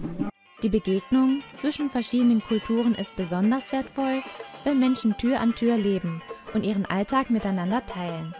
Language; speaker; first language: German; native; German